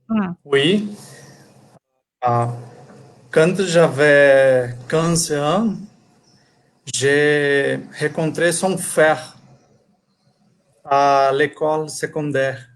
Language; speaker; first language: French; non-native, learner; Portuguese